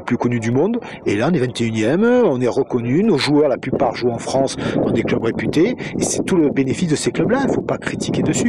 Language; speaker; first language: French; native; French